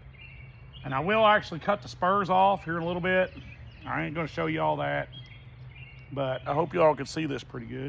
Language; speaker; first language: English; native; English